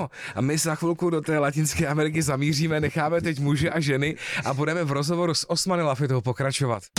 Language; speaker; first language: Czech; native; Czech